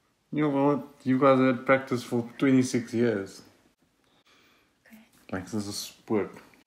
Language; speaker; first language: English; non-native, local second language; Afrikaans